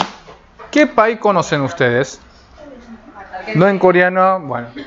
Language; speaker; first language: Spanish; non-native, fluent; Korean